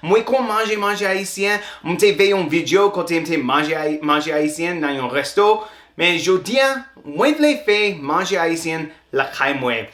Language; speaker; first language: Haitian Creole; non-native, learner; English